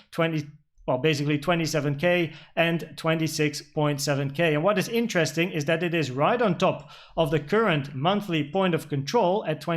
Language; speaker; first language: English; non-native, fluent; Dutch